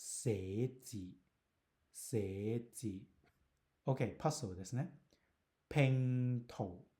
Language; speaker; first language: Japanese; non-native, fluent; Cantonese